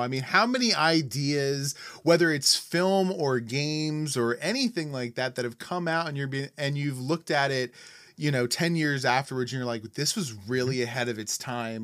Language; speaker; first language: English; native; English